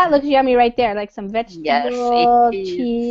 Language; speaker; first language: English; native; English